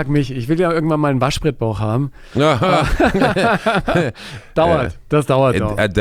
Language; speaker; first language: German; native; German